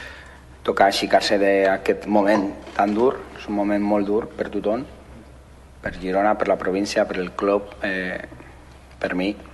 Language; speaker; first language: Catalan; non-native, local second language; Spanish